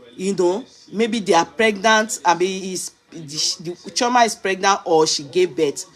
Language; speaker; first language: English; non-native, local second language; Yoruba